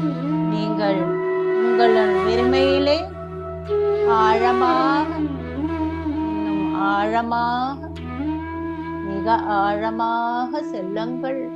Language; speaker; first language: Tamil; native; Tamil